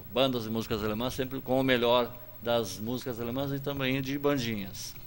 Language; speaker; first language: Portuguese; native; Portuguese